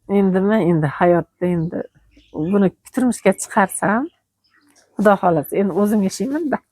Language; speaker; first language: Uzbek; native; Uzbek